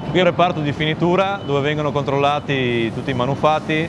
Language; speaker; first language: Italian; native; Italian